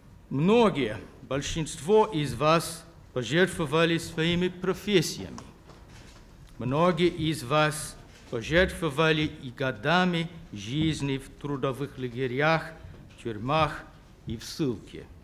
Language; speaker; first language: Russian; non-native, fluent; English